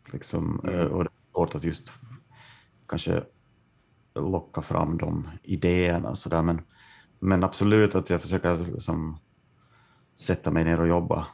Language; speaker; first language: Swedish; native; Swedish